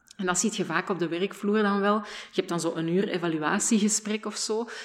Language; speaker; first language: Dutch; native; Dutch